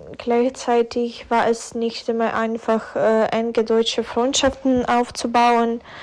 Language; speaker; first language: German; non-native, fluent; Ukrainian